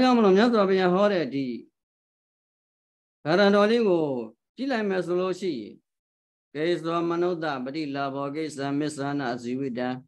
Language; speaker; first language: Burmese; native; Burmese